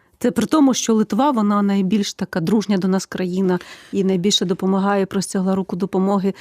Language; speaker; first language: Ukrainian; native; Ukrainian